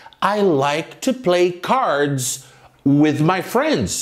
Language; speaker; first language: English; non-native, fluent; Portuguese